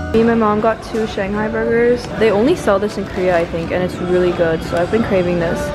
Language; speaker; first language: English; native; English